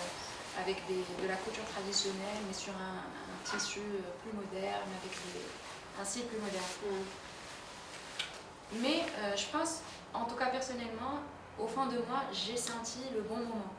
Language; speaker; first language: French; native; French